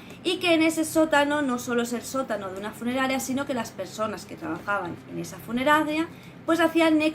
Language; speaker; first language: Spanish; native; Spanish